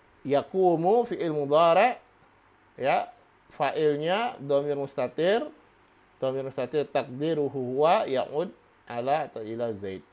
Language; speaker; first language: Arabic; non-native, fluent; Indonesian